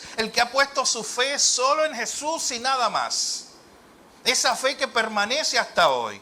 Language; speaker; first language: Spanish; native; Spanish